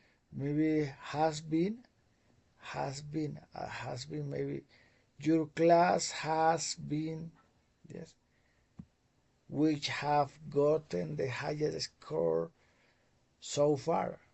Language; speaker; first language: English; non-native, fluent; Spanish